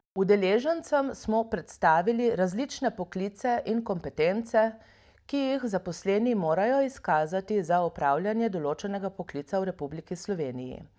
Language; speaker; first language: Slovenian; native; Slovenian